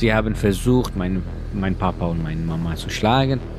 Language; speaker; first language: German; non-native, learner; Persian